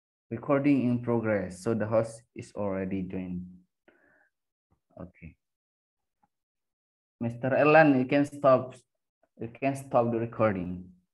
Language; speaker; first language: English; non-native, fluent; Indonesian